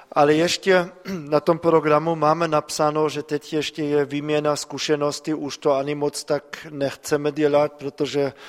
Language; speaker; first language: Czech; non-native, fluent; German